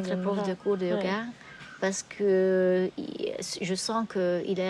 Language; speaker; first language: French; non-native, fluent; Hungarian